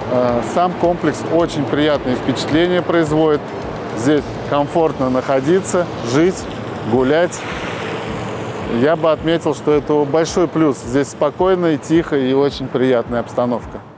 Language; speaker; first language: Russian; native; Russian